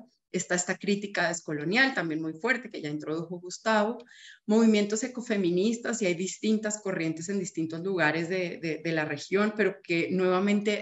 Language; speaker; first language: Spanish; native; Spanish